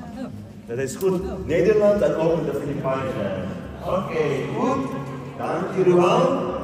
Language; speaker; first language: Dutch; non-native, learner; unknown